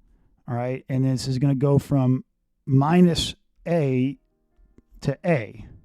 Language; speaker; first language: English; native; English